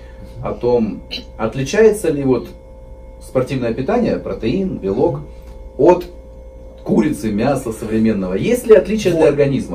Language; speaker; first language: Russian; native; Russian